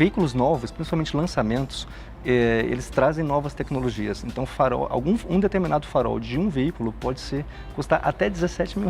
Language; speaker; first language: Portuguese; native; Portuguese